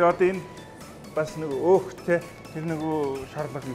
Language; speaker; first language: Mongolian; non-native, fluent; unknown